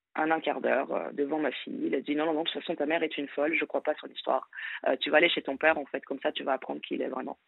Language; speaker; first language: French; non-native, fluent; Portuguese